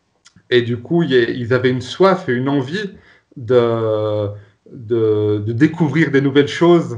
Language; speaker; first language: French; native; French